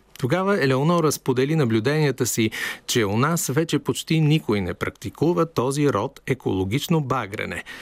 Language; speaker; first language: Bulgarian; native; Bulgarian